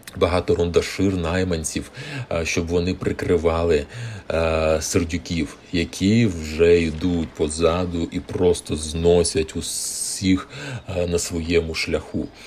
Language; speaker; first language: Ukrainian; non-native, local second language; Russian